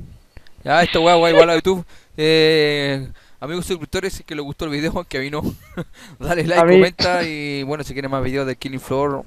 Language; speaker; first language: Spanish; native; Spanish